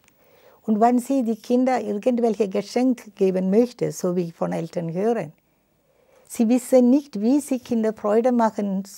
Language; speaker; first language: German; non-native, fluent; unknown